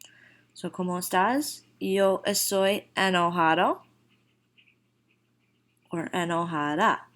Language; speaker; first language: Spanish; non-native, fluent; English